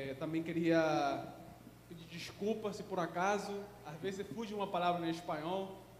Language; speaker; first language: Portuguese; non-native, fluent; Spanish